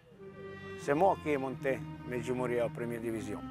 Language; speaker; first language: French; non-native, learner; Croatian